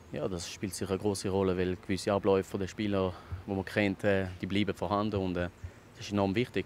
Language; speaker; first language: German; early bilingual, other home language; Albanian